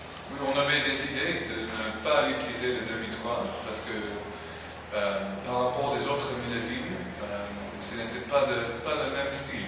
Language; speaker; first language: French; non-native, fluent; English